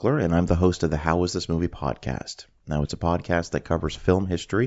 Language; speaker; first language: English; native; English